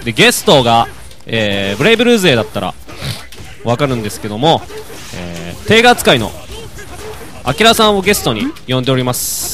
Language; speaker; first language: Japanese; native; Japanese